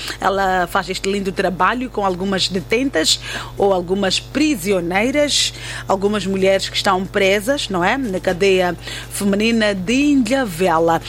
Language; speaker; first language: Portuguese; native; Portuguese